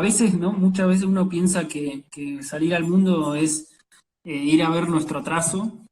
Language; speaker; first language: Spanish; native; Spanish